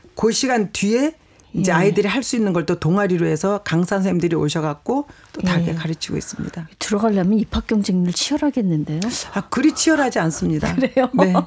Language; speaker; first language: Korean; native; Korean